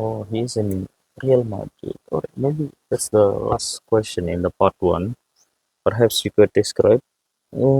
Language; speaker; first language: English; non-native, fluent; Indonesian